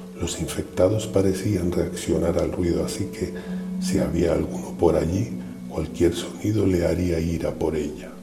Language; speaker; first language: Spanish; native; Spanish